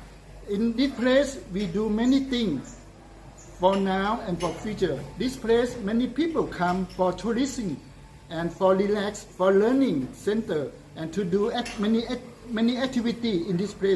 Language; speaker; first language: English; non-native, learner; Thai